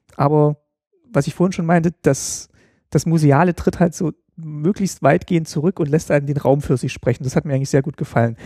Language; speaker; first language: German; native; German